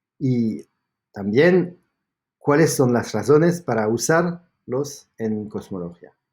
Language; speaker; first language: Spanish; non-native, fluent; French